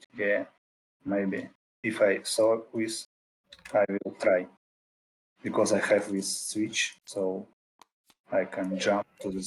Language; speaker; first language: English; non-native, fluent; Russian